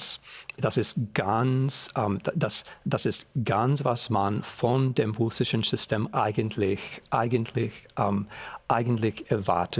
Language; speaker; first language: German; non-native, fluent; English